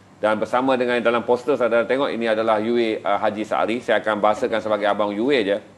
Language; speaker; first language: Malay; native; Malay